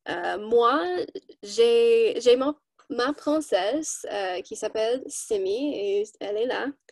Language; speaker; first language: French; non-native, learner; English